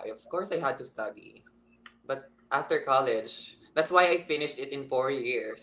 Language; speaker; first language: English; non-native, local second language; Filipino